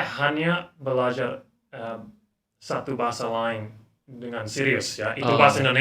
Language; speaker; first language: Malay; non-native, learner; English